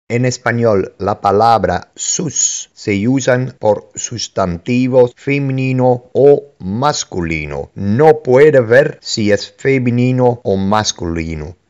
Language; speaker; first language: Spanish; non-native, fluent; Dutch